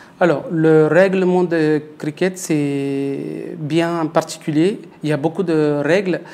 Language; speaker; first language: French; non-native, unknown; Tamil